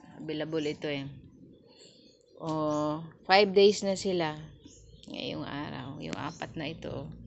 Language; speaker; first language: Filipino; native; Filipino